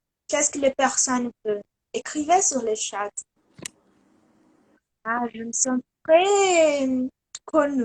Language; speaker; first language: French; non-native, learner; Portuguese